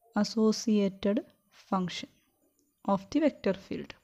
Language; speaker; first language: English; non-native, local second language; Malayalam